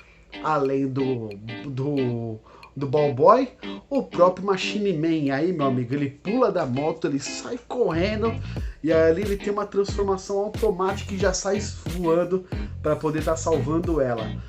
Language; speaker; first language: Portuguese; native; Portuguese